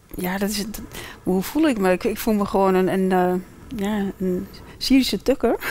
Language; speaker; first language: Dutch; early bilingual, other home language; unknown